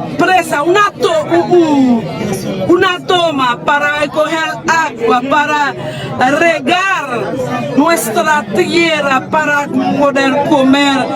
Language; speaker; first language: Spanish; non-native, fluent; Haitian Creole